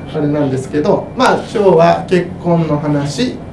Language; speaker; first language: Japanese; native; Japanese